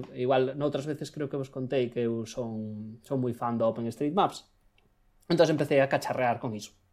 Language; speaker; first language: Galician; native; Galician